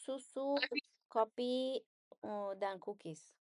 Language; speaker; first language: Indonesian; non-native, learner; English